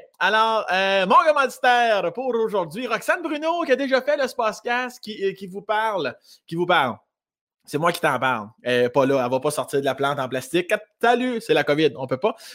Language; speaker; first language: French; native; French